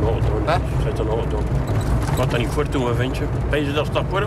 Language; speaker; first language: Dutch; native; Dutch